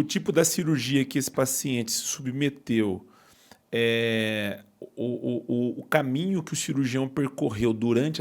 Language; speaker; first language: Portuguese; native; Portuguese